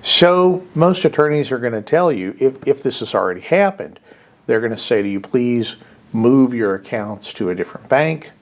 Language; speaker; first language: English; native; English